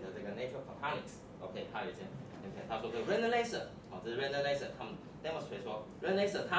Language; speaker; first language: Chinese; native; Chinese